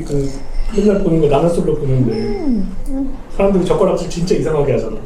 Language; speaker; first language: Korean; native; Korean